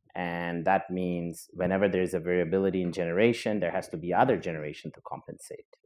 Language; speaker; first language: English; non-native, fluent; Portuguese